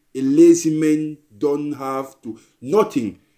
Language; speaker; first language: English; non-native, local second language; Basaa